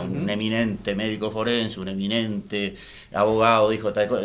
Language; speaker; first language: Spanish; native; Spanish